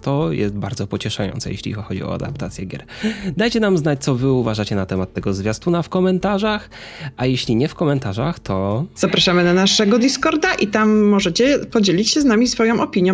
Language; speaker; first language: Polish; native; Polish